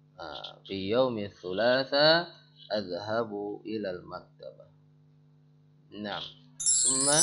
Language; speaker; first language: Arabic; non-native, fluent; Indonesian